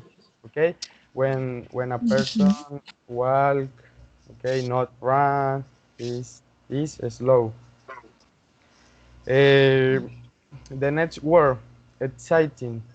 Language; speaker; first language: English; non-native, learner; Spanish